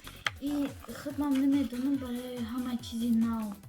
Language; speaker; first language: Persian; early bilingual, heritage; Tajik